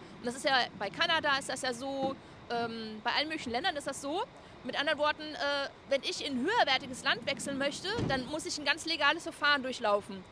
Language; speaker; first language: German; native; German